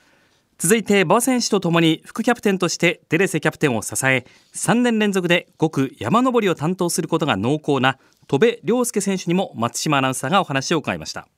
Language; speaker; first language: Japanese; native; Japanese